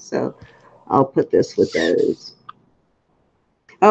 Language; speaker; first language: English; native; English